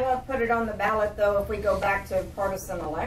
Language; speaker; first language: English; native; English